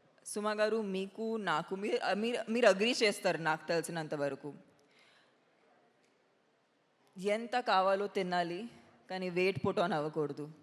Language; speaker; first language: Telugu; non-native, local second language; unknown